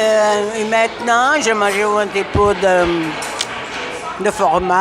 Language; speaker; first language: French; non-native, learner; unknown